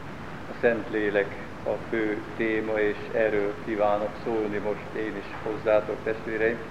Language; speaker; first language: Hungarian; native; Hungarian